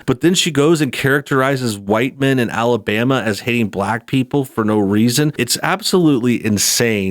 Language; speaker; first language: English; native; English